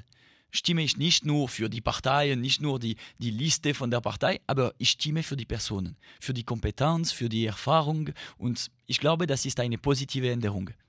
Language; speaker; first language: German; non-native, learner; French